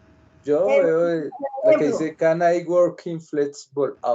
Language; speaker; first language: English; non-native, learner; Spanish